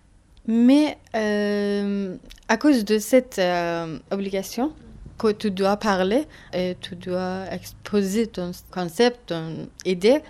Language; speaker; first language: French; non-native, learner; Persian